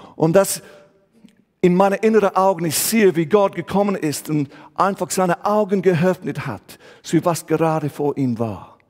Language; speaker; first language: German; non-native, fluent; English